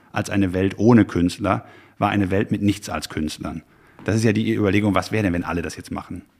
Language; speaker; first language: German; native; German